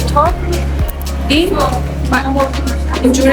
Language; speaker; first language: Persian; non-native, learner; Chinese